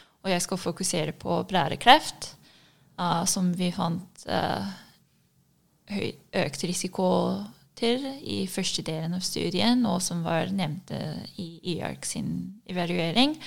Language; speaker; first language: Norwegian; non-native, fluent; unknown